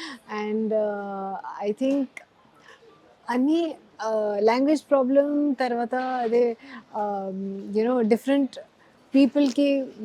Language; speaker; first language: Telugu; non-native, local second language; Hindi